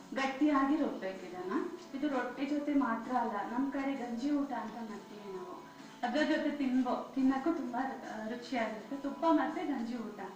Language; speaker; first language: Kannada; native; Kannada